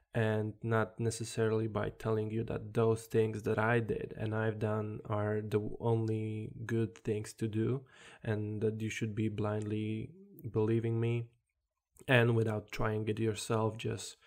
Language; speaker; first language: English; non-native, fluent; Polish